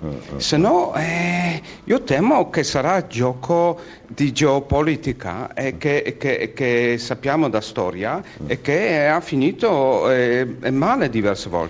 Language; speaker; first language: Italian; non-native, fluent; Polish